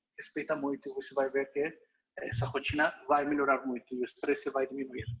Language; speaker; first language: Portuguese; non-native, fluent; Spanish